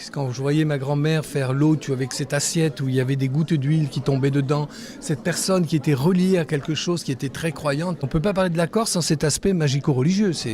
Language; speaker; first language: French; non-native, local second language; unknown